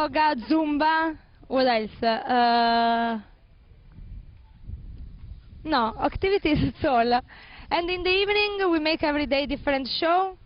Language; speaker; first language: English; non-native, learner; Italian